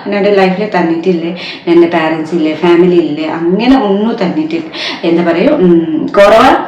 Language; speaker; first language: Malayalam; non-native, learner; Nepali